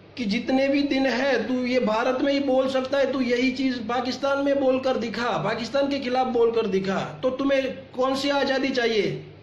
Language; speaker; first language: Hindi; non-native, local second language; Gujarati